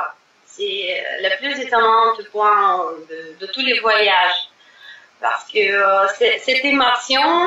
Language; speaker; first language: French; non-native, fluent; Russian